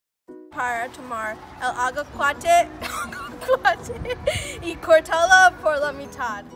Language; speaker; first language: Spanish; non-native, learner; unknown